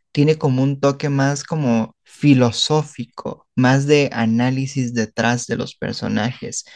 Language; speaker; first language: Spanish; native; Spanish